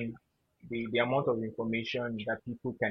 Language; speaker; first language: English; non-native, local second language; Yoruba